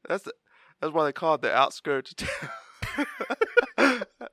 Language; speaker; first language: English; early bilingual, other home language; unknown